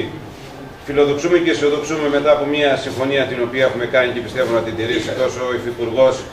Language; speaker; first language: Greek; native; Greek